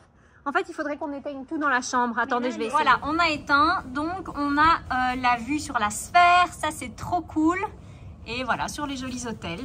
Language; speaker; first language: French; native; French